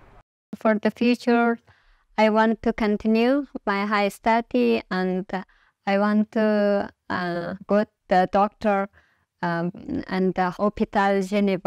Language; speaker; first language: English; non-native, learner; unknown